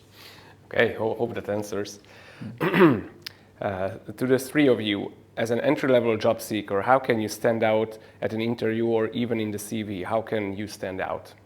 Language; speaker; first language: English; non-native, fluent; Hungarian